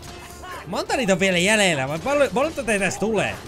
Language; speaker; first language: Finnish; native; Finnish